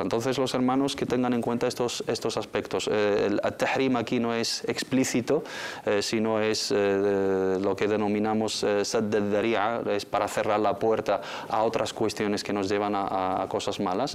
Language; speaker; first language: Spanish; native; Spanish